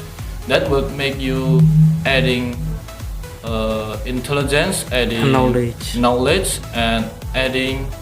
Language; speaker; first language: English; non-native, learner; Indonesian